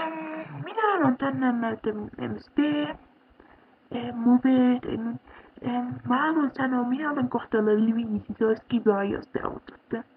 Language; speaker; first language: Finnish; early bilingual, heritage; German